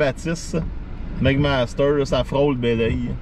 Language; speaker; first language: French; native; French